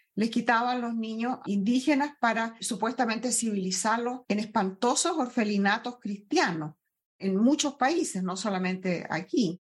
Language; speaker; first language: Spanish; native; Spanish